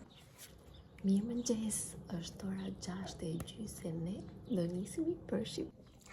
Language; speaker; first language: Albanian; early bilingual, heritage; Albanian